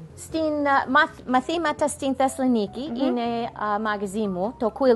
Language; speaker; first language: Greek; non-native, learner; English